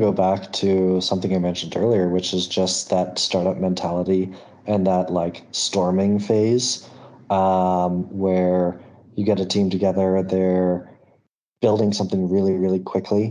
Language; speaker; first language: English; native; English